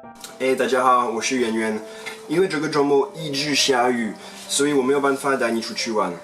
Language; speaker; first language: Chinese; non-native, fluent; French